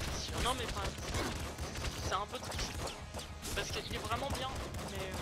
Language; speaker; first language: French; native; French